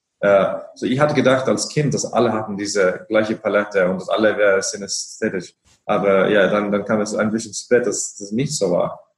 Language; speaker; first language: German; non-native, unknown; Icelandic